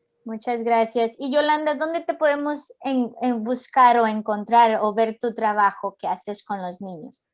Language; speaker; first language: Spanish; native; Spanish